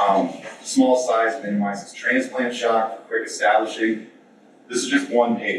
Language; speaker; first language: English; native; English